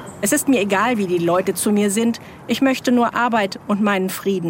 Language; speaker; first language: German; native; German